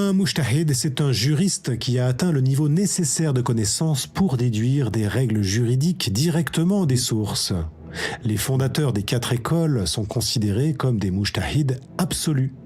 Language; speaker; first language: French; native; French